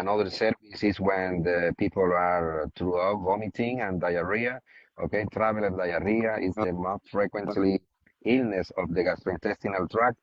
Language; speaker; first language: English; non-native, learner; Spanish